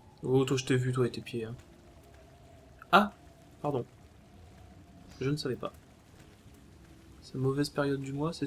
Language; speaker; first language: French; native; French